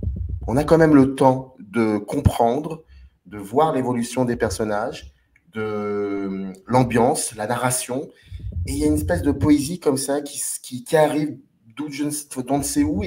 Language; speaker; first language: French; native; French